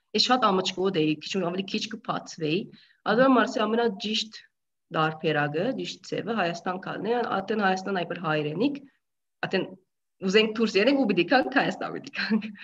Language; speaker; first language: Armenian; early bilingual, heritage; Armenian